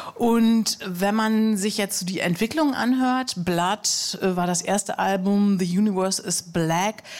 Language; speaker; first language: German; native; German